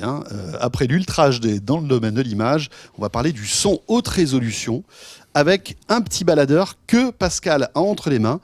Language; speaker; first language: French; native; French